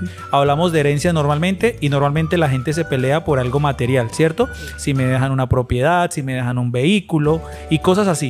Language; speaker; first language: Spanish; native; Spanish